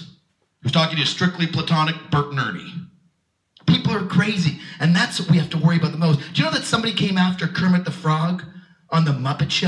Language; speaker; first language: English; native; English